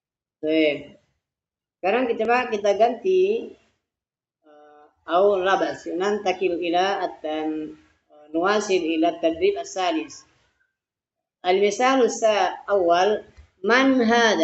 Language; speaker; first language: Arabic; non-native, fluent; Indonesian